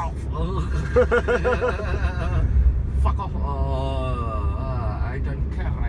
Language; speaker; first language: English; non-native, learner; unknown